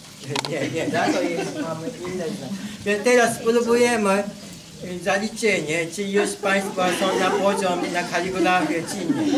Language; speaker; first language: Polish; non-native, learner; Japanese